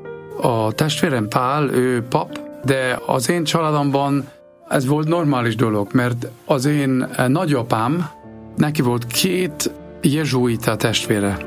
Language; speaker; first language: Hungarian; non-native, fluent; German